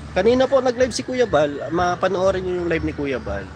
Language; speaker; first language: Filipino; native; Filipino